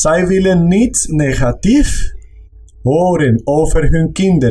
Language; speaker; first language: Dutch; non-native, learner; Spanish